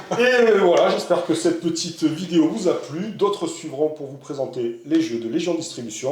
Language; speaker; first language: French; native; French